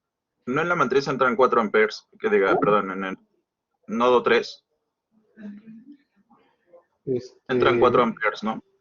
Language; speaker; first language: Spanish; native; Spanish